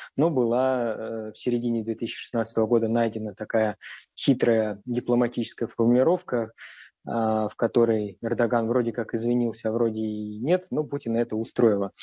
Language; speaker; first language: Russian; native; Russian